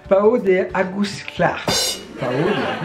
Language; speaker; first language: Portuguese; non-native, learner; French